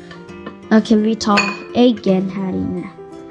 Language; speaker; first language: Swedish; non-native, fluent; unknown